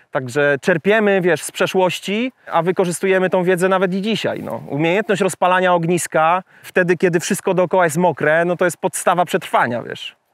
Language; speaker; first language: Polish; native; Polish